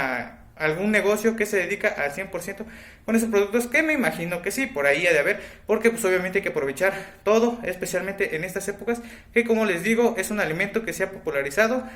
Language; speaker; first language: Spanish; native; Spanish